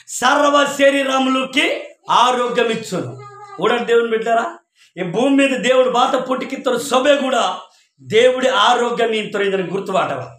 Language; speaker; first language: Telugu; non-native, local second language; Koya